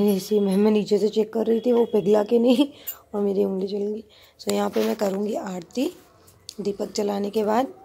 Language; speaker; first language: Hindi; native; Hindi